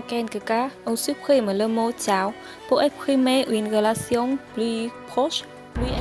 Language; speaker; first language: French; non-native, learner; Vietnamese